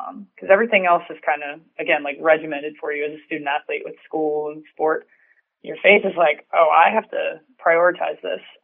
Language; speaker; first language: English; native; English